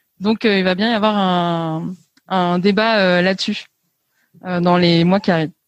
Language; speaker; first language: French; native; French